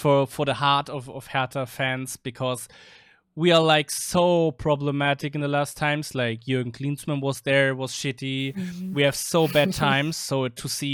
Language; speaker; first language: English; non-native, fluent; German